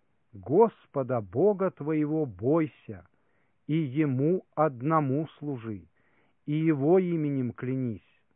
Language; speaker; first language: Russian; native; Russian